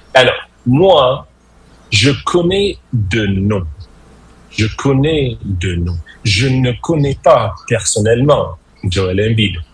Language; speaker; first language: French; non-native, fluent; English